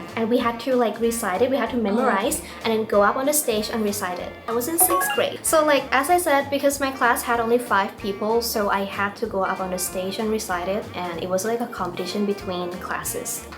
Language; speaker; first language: English; early bilingual, other home language; Thai